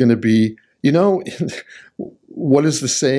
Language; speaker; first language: English; native; English